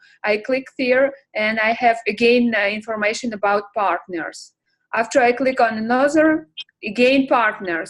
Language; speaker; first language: English; non-native, learner; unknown